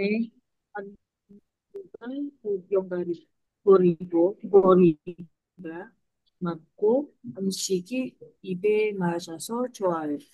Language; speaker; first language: Korean; non-native, learner; Indonesian